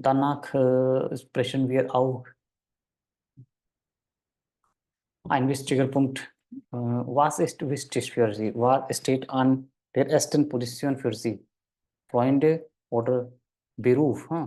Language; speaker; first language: German; non-native, fluent; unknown